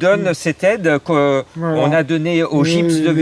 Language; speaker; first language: French; native; French